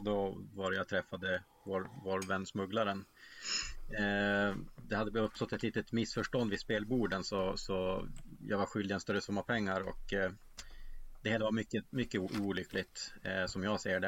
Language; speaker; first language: Swedish; native; Swedish